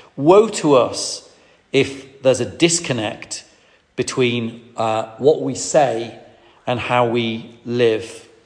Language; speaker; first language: English; native; English